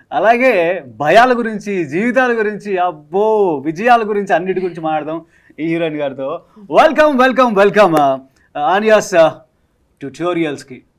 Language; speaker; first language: Telugu; native; Telugu